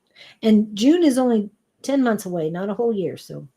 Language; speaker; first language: English; native; English